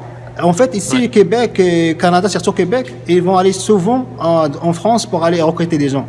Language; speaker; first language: French; non-native, local second language; Arabic